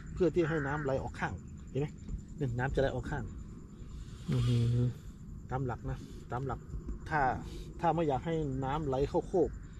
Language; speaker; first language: Thai; native; Thai